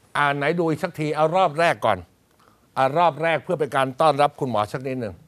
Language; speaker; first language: Thai; native; Thai